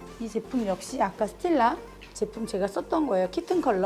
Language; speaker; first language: Korean; native; Korean